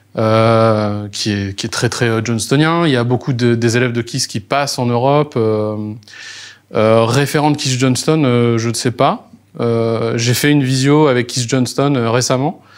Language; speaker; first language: French; native; French